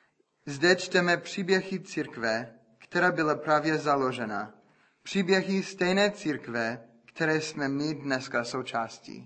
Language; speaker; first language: Czech; non-native, fluent; English